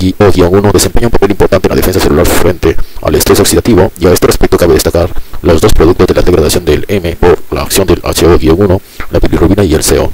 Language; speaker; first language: Spanish; native; Spanish